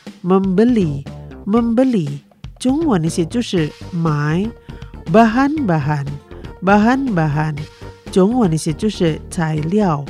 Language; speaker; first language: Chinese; early bilingual, heritage; Chinese